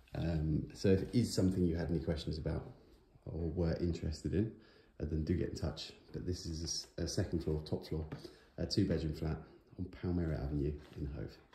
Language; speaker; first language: English; native; English